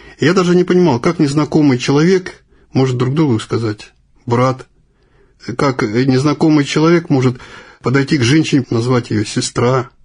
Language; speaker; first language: Russian; native; Russian